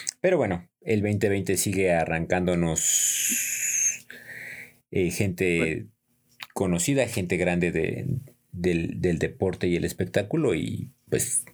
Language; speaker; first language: Spanish; native; Spanish